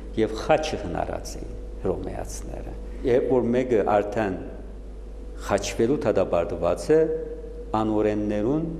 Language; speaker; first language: Armenian; native; Armenian